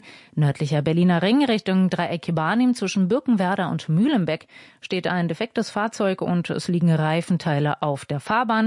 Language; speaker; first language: German; native; German